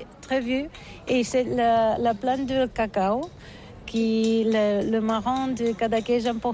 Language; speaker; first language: French; non-native, learner; Catalan